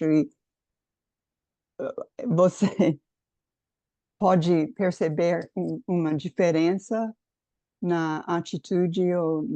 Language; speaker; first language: Portuguese; non-native, fluent; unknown